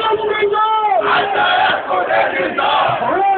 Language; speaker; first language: Arabic; native; Arabic